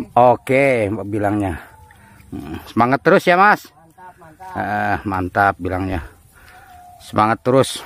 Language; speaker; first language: Indonesian; non-native, local second language; Banjar